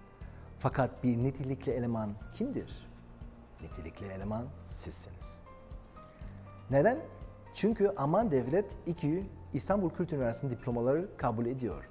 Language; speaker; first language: Turkish; non-native, learner; German